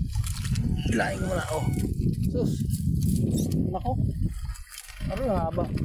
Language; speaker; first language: Filipino; non-native, local second language; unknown